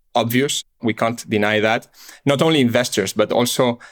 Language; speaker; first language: English; non-native, fluent; Catalan